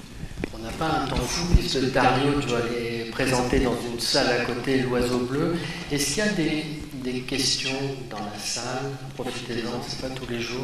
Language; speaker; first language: French; native; French